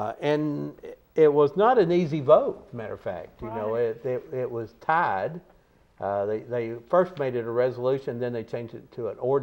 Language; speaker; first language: English; native; English